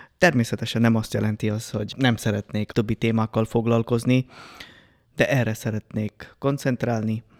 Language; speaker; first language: Hungarian; non-native, fluent; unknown